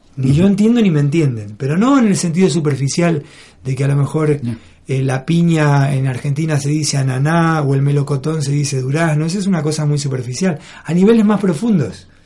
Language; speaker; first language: Spanish; native; Spanish